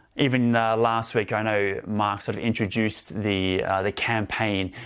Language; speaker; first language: English; native; English